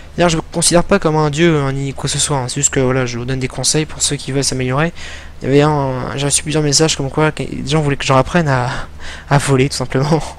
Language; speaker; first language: French; native; French